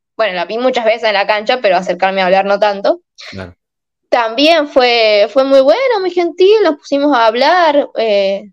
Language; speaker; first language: Spanish; native; Spanish